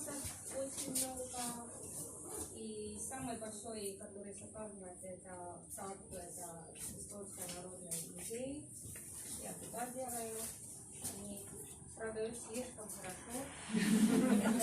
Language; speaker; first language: Russian; non-native, local second language; Estonian